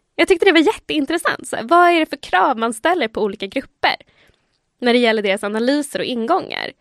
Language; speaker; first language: Swedish; early bilingual, other home language; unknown